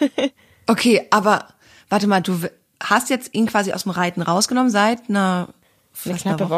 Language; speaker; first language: German; native; German